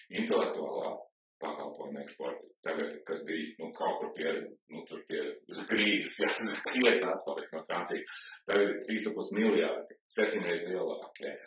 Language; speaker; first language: Latvian; early bilingual, heritage; Latvian